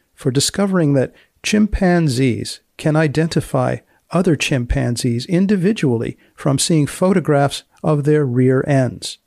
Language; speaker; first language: English; native; English